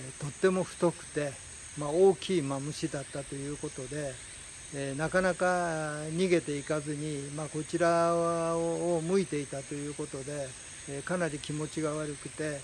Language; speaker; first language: Japanese; native; Japanese